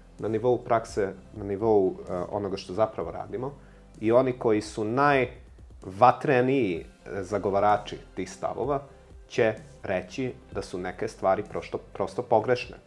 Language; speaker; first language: Serbian; non-native, local second language; Hungarian